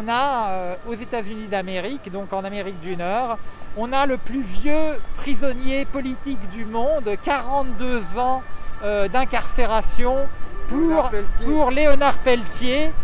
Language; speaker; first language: French; native; French